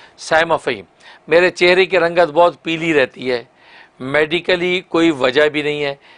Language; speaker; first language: Urdu; native; Urdu